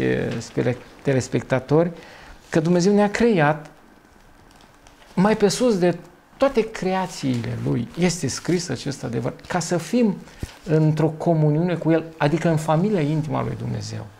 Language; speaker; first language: Romanian; native; Romanian